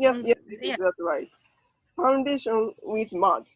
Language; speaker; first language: English; non-native, learner; Japanese